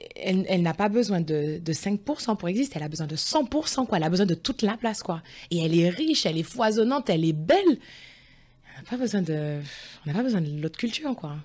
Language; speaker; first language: French; native; French